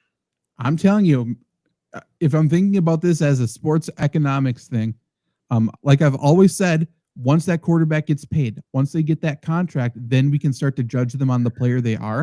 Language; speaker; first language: English; native; English